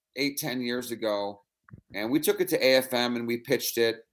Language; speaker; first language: English; native; English